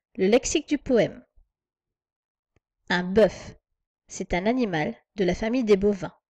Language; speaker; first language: French; native; French